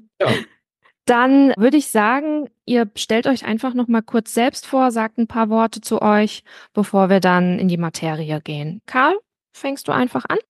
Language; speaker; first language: German; native; German